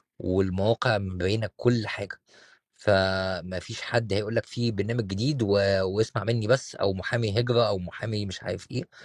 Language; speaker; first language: Arabic; native; Arabic